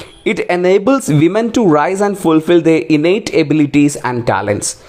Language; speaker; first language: English; non-native, local second language; Malayalam